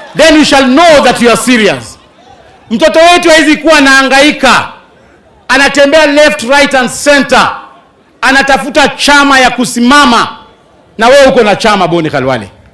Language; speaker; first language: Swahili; non-native, local second language; Luyia